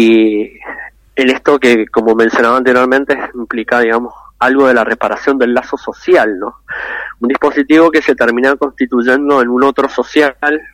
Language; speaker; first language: Spanish; native; Spanish